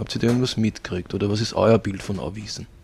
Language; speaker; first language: German; native; German